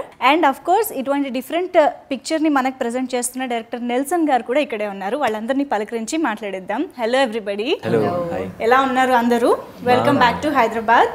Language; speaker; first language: Telugu; native; Telugu